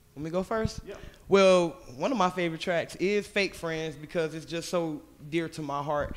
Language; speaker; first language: English; native; English